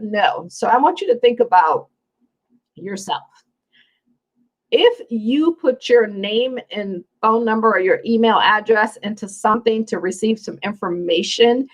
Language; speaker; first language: English; native; English